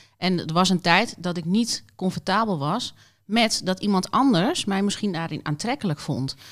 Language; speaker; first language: Dutch; native; Dutch